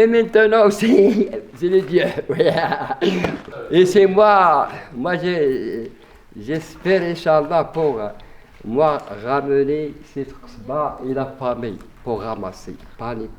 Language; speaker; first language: French; non-native, learner; Arabic